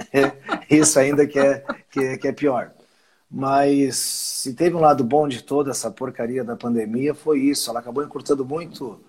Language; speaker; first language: Portuguese; native; Portuguese